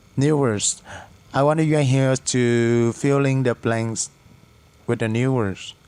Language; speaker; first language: English; non-native, fluent; Vietnamese